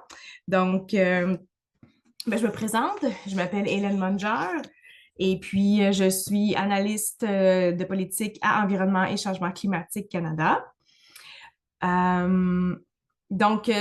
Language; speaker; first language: French; native; French